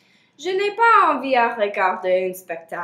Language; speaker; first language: French; non-native, learner; English